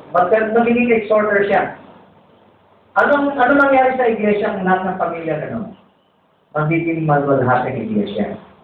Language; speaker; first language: Filipino; native; Filipino